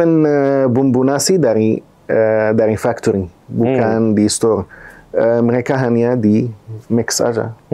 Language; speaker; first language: Indonesian; non-native, fluent; Arabic